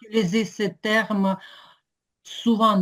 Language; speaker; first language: French; non-native, learner; Ukrainian